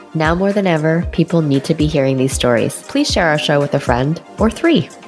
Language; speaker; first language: English; native; English